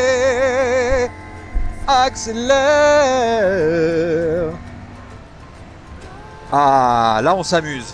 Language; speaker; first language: French; native; French